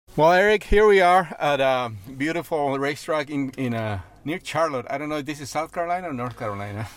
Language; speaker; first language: English; non-native, fluent; Spanish